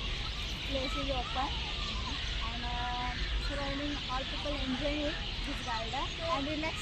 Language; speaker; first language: English; non-native, learner; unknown